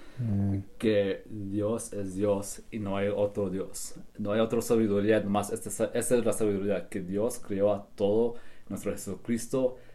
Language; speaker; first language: Spanish; early bilingual, heritage; Spanish